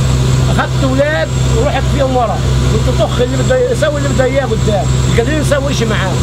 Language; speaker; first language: Arabic; native; Arabic